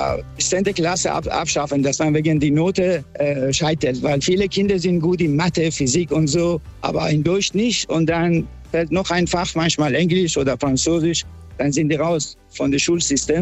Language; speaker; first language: German; non-native, fluent; Persian